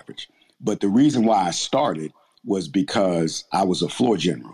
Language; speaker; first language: English; native; English